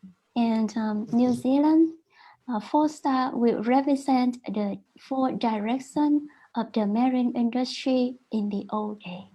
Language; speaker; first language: English; non-native, learner; Vietnamese